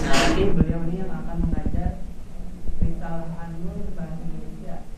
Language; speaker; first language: Indonesian; native; Indonesian